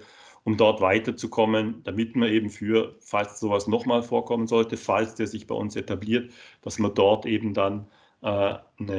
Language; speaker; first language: German; native; German